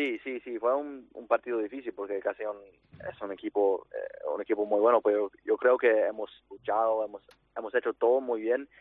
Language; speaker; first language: Spanish; non-native, fluent; English